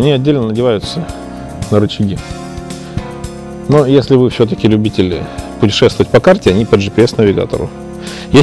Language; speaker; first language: Russian; native; Russian